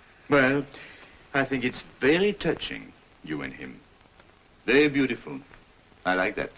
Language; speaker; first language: English; non-native, fluent; French